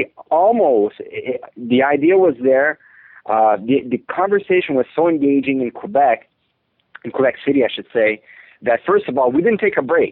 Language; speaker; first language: English; non-native, fluent; French